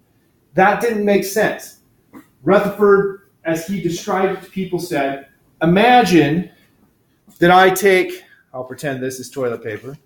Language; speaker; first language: English; native; English